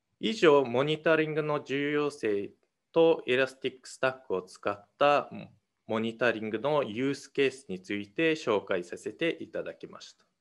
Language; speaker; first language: Japanese; non-native, fluent; Mongolian